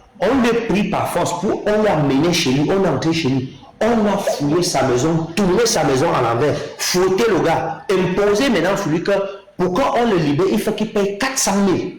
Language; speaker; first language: French; non-native, local second language; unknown